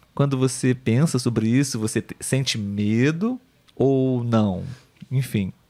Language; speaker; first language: Portuguese; native; Portuguese